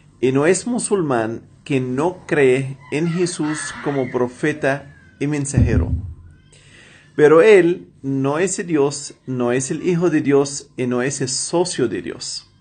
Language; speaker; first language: Spanish; non-native, fluent; Arabic